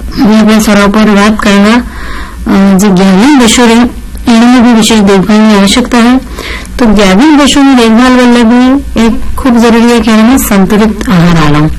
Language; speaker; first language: Gujarati; non-native, local second language; Hindi